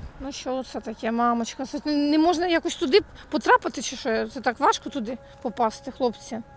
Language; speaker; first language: Ukrainian; native; Ukrainian